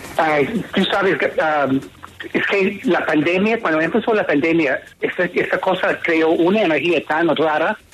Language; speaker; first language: Spanish; non-native, fluent; English